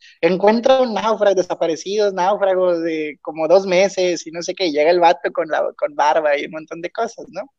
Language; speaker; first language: Spanish; native; Spanish